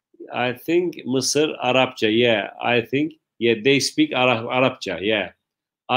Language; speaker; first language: English; non-native, fluent; Turkish